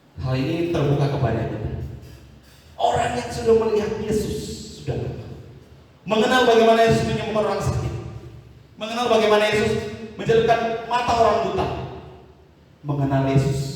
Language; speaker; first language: Indonesian; native; Indonesian